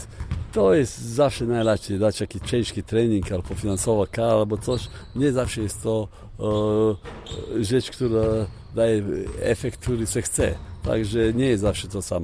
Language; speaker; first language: Polish; non-native, fluent; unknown